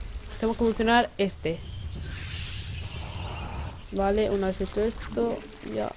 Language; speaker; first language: Spanish; native; Spanish